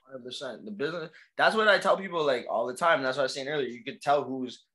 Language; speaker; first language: English; native; English